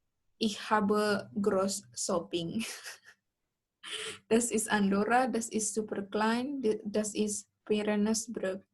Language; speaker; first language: German; non-native, learner; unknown